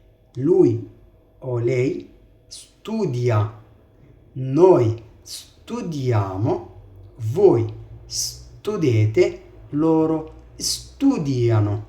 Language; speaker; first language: Italian; non-native, fluent; Arabic